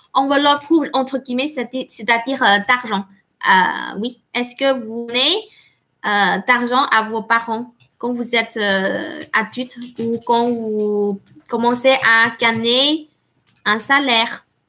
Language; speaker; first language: French; non-native, fluent; Chinese